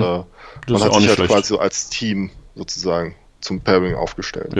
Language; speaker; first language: German; native; German